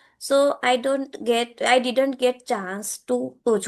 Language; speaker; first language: English; non-native, learner; Gujarati